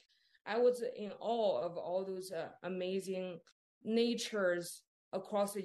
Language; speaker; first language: English; non-native, fluent; Chinese